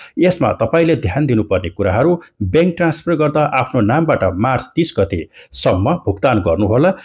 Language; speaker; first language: Nepali; native; Nepali